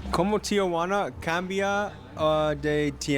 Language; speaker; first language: Spanish; non-native, learner; English